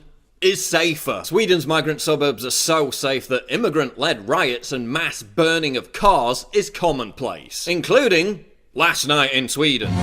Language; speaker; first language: English; native; English